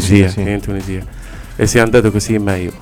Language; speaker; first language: Italian; non-native, learner; Arabic